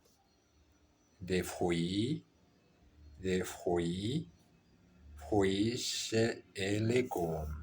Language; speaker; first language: French; non-native, learner; Portuguese